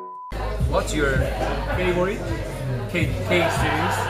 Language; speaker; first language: English; non-native, learner; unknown